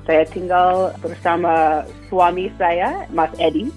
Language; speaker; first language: Indonesian; non-native, fluent; English